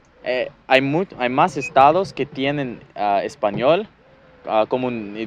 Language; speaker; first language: Spanish; non-native, fluent; English